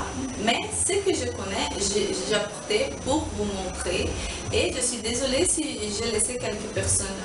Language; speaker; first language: French; non-native, learner; Portuguese